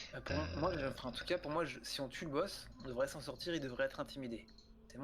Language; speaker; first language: French; native; French